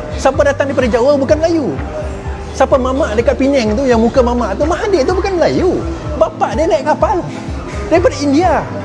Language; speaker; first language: Malay; non-native, local second language; Chinese